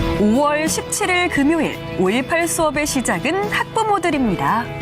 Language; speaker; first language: Korean; native; Korean